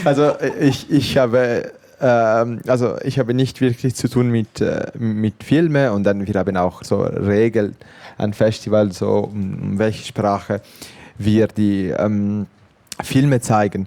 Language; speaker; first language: German; non-native, fluent; Italian